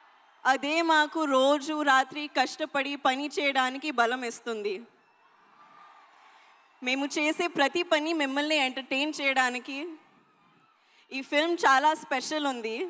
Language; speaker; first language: Telugu; non-native, learner; Hindi